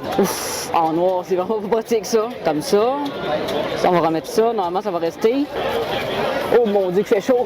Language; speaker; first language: French; native; French